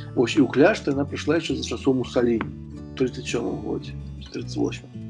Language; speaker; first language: Belarusian; native; Belarusian